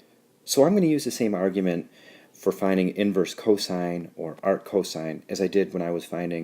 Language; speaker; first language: English; native; English